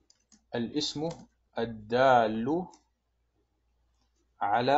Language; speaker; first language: Arabic; non-native, fluent; German